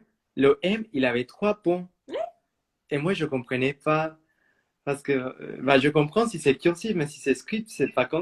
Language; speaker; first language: French; non-native, fluent; Spanish